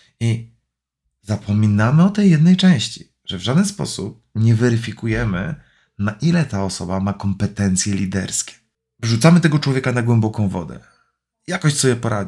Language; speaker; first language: Polish; native; Polish